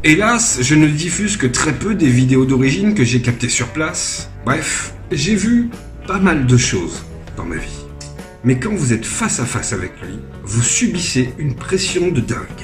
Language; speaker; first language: French; native; French